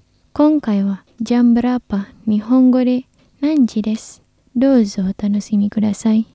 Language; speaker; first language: Japanese; non-native, fluent; Indonesian